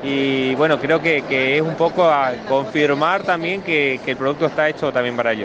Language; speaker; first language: Spanish; native; Spanish